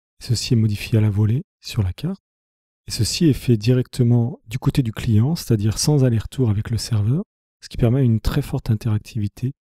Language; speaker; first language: French; native; French